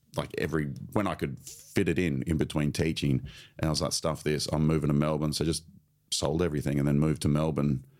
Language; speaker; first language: English; native; English